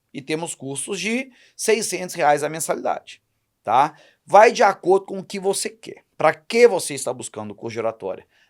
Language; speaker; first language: Portuguese; native; Portuguese